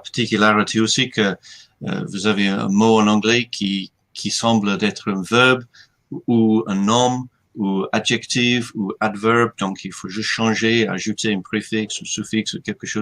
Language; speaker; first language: French; non-native, fluent; English